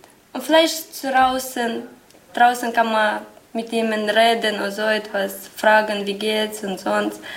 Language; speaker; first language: German; non-native, learner; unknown